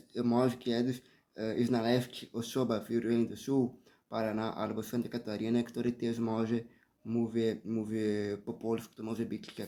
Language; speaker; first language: Polish; early bilingual, heritage; Portuguese